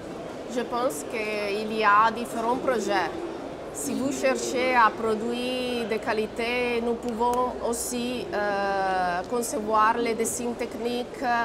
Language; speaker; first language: French; non-native, learner; Italian